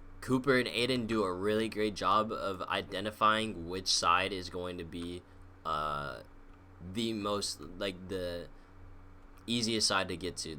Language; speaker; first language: English; native; English